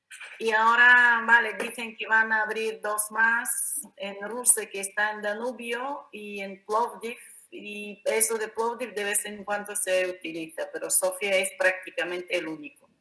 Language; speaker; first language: Spanish; non-native, fluent; Bulgarian